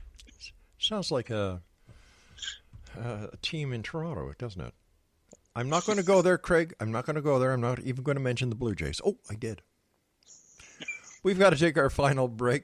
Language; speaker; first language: English; native; English